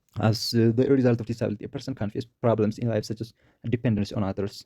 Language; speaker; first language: English; non-native, local second language; Amharic